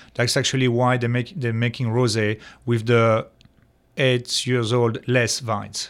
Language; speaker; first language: English; non-native, fluent; French